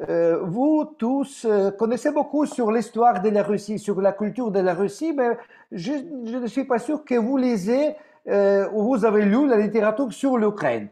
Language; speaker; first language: French; non-native, fluent; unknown